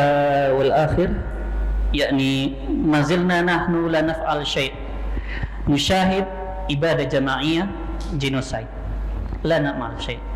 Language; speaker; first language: Arabic; non-native, local second language; Indonesian